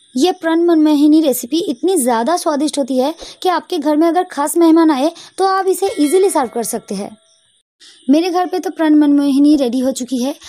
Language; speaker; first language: Hindi; non-native, local second language; Bangla